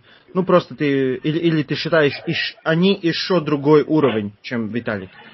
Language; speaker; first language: Russian; non-native, fluent; Latvian